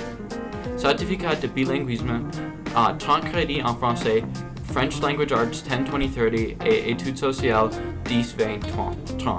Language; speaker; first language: French; non-native, local second language; English